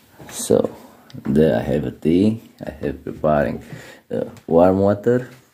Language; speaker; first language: English; non-native, learner; Romanian